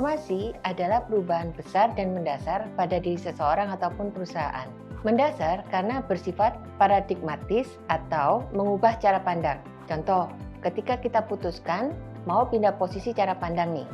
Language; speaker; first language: Indonesian; native; Indonesian